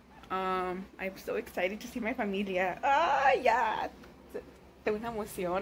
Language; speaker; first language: Spanish; early bilingual, heritage; Spanish